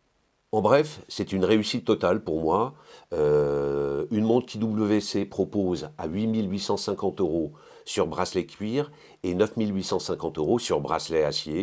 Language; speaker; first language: French; native; French